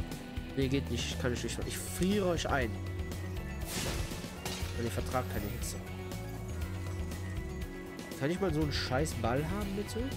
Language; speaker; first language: German; native; German